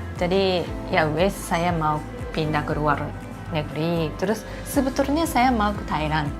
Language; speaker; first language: Indonesian; non-native, fluent; Japanese